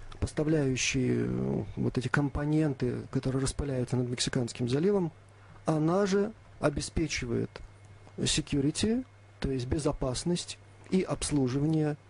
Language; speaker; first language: Russian; native; Russian